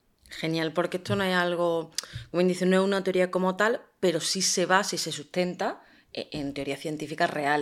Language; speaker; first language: Spanish; native; Spanish